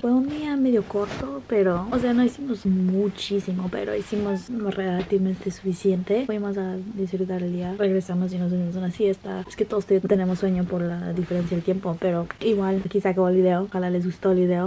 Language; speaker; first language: Spanish; early bilingual, heritage; Spanish